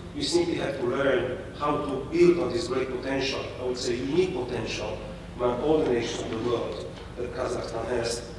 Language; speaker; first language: English; non-native, fluent; Polish